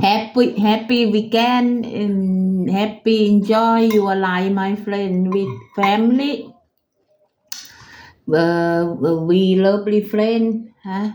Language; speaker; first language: English; non-native, learner; Thai